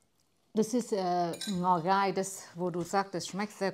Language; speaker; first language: German; non-native, learner; Vietnamese